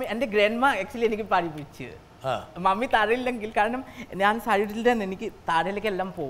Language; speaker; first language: Malayalam; non-native, local second language; Assamese